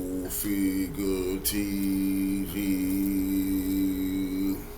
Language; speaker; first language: English; native; English